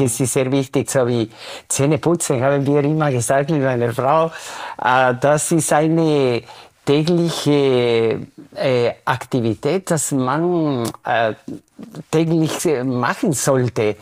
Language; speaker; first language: German; non-native, fluent; Spanish